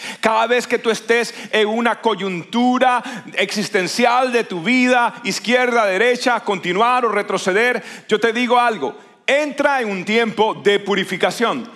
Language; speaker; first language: Spanish; native; Spanish